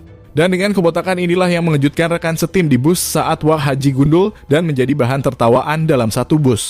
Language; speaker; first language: Indonesian; native; Indonesian